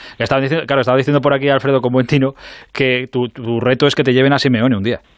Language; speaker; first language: Spanish; native; Spanish